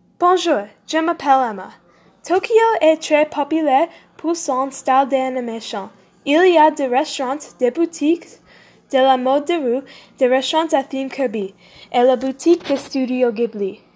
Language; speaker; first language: French; non-native, learner; English